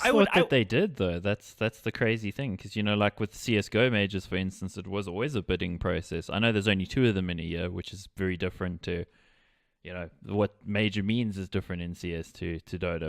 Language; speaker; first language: English; native; English